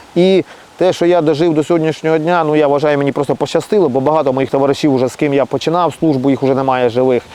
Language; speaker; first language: Ukrainian; native; Ukrainian